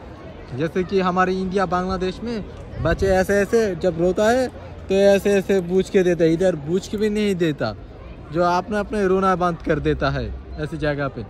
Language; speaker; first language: Hindi; non-native, learner; Bangla